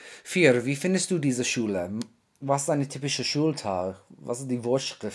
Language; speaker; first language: German; non-native, fluent; English